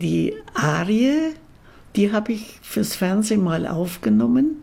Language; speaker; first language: German; native; German